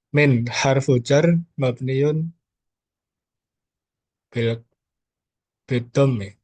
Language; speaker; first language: Arabic; non-native, learner; Indonesian